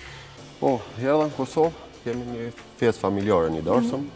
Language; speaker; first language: Albanian; early bilingual, heritage; Albanian